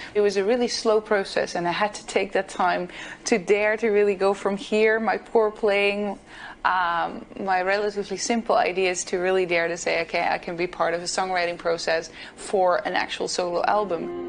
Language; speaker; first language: English; non-native, fluent; Dutch